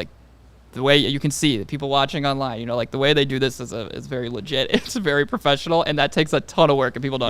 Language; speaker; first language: English; native; English